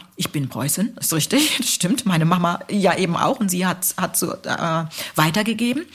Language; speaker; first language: German; early bilingual, other home language; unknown